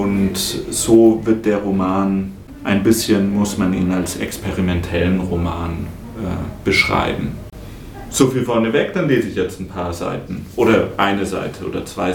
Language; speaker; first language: German; native; German